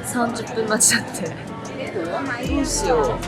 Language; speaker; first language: Japanese; native; Japanese